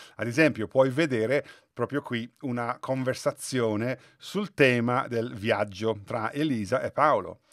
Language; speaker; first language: Italian; non-native, fluent; English